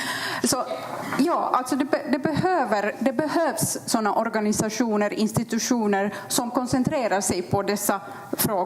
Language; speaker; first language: Swedish; non-native, fluent; Kurdish